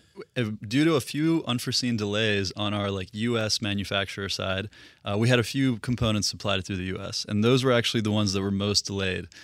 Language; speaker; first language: English; early bilingual, other home language; Russian